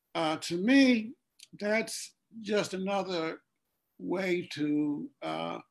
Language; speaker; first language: English; native; English